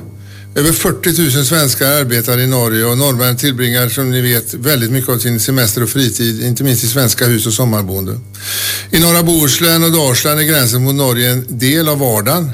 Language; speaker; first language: Swedish; native; Swedish